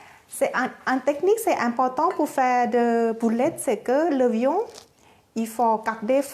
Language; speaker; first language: French; non-native, fluent; Thai